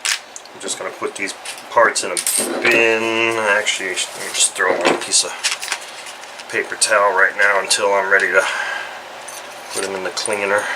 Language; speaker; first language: English; native; English